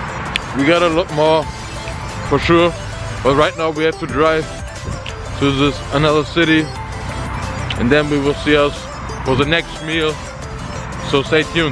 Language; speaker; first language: English; non-native, learner; Bosnian